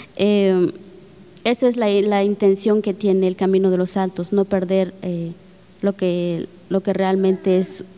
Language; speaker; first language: Spanish; native; Spanish